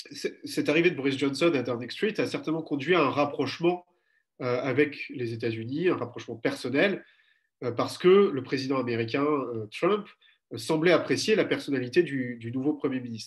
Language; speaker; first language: French; native; French